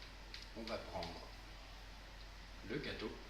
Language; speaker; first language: French; native; French